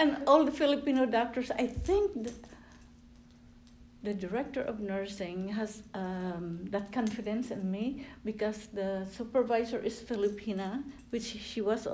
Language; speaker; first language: English; non-native, local second language; Filipino